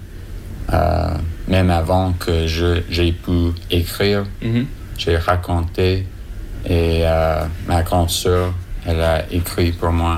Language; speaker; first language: French; non-native, learner; English